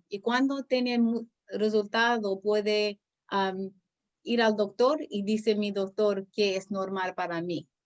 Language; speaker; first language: Spanish; non-native, learner; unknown